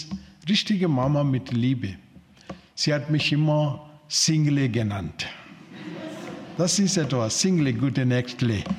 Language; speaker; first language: German; non-native, learner; Telugu